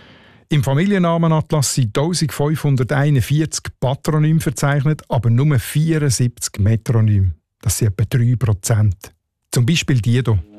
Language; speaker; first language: German; native; German